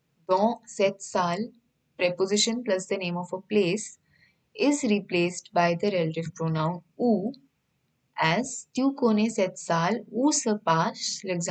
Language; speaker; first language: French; non-native, fluent; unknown